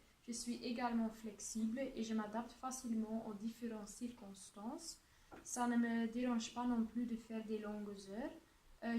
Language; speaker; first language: French; non-native, local second language; Dutch